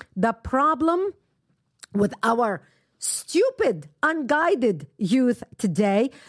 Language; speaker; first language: English; non-native, fluent; Arabic